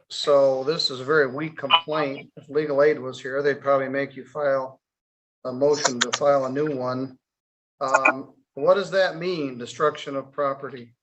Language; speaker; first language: English; native; English